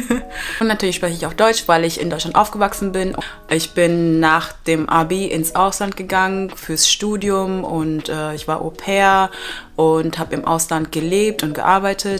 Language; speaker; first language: German; early bilingual, other home language; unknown